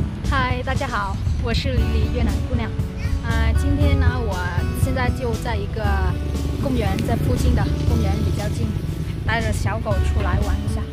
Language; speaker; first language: Chinese; non-native, fluent; Vietnamese